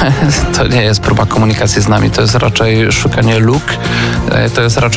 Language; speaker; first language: Polish; native; Polish